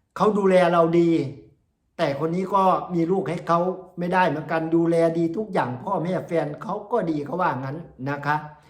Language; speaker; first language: Thai; native; Thai